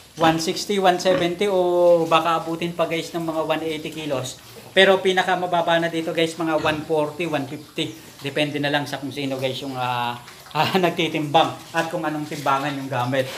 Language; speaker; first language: Filipino; native; Filipino